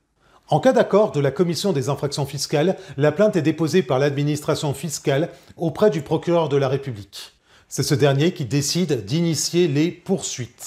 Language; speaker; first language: French; native; French